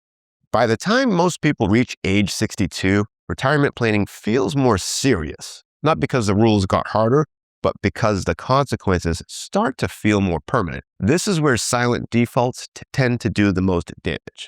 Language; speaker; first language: English; native; English